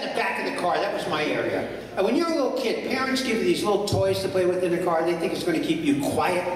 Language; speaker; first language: English; native; English